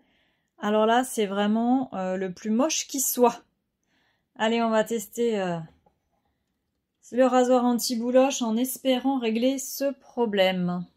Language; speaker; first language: French; native; French